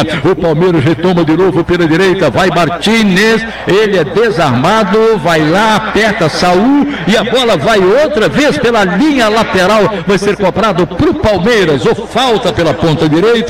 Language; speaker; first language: Portuguese; native; Portuguese